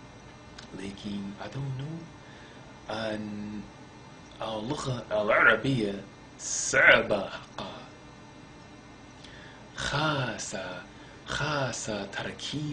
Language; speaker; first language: Arabic; non-native, learner; English